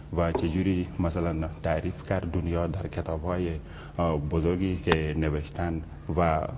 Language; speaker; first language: Persian; non-native, fluent; Wolof